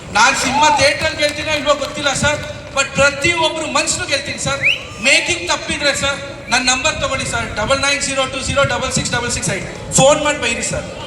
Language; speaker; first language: Kannada; native; Kannada